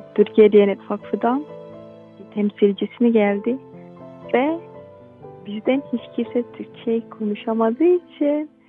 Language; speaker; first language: Turkish; non-native, fluent; Indonesian